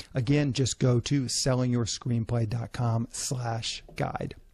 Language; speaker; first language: English; native; English